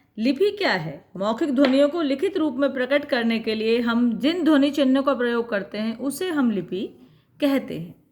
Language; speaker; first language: Hindi; native; Hindi